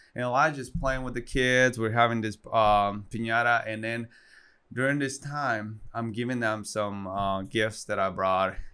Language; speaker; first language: English; non-native, fluent; Spanish